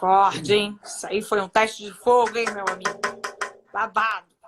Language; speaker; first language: Portuguese; native; Portuguese